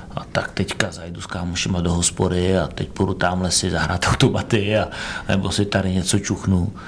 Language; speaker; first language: Czech; native; Czech